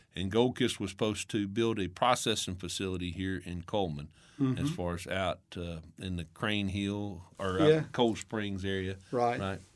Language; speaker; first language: English; native; English